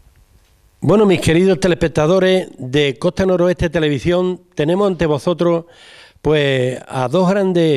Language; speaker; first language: Spanish; native; Spanish